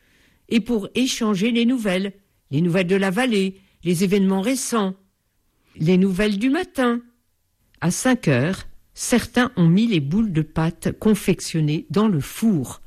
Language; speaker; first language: French; native; French